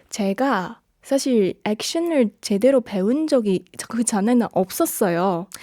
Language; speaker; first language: Korean; non-native, fluent; Chinese